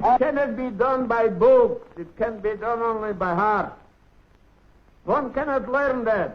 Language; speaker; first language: English; non-native, fluent; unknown